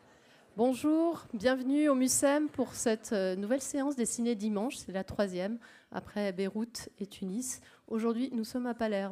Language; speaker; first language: French; native; French